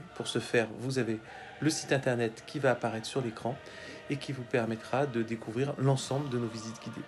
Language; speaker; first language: French; native; French